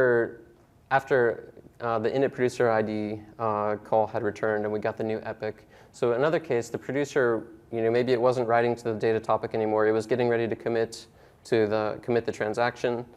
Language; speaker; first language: English; native; English